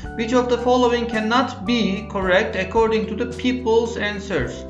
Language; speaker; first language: English; non-native, fluent; Turkish